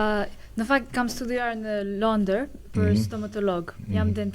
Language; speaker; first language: Albanian; early bilingual, heritage; English